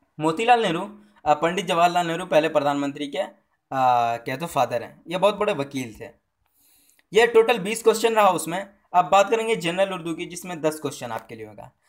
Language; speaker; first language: Hindi; native; Hindi